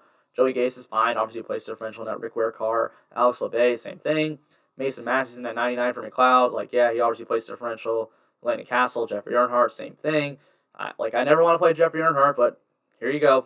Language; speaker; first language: English; native; English